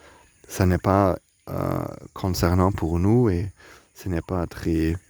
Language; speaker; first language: French; non-native, learner; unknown